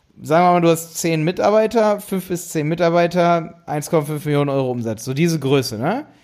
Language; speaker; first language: German; native; German